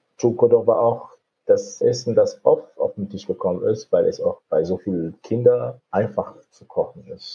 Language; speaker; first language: German; non-native, fluent; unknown